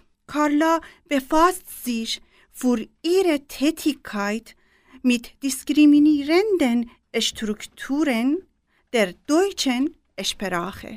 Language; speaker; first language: German; non-native, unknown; Persian